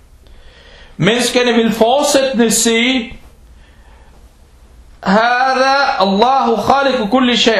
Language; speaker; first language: Danish; early bilingual, other home language; Arabic